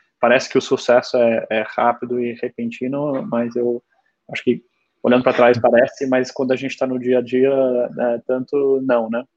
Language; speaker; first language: Portuguese; early bilingual, other home language; German